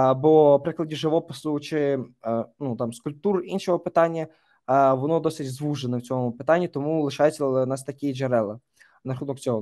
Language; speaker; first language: Ukrainian; native; Ukrainian